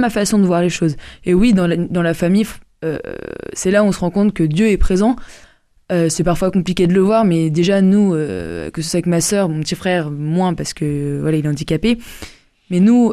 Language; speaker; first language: French; native; French